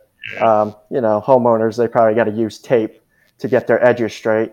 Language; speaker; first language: English; native; English